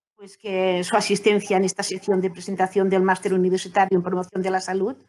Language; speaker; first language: Spanish; non-native, local second language; Catalan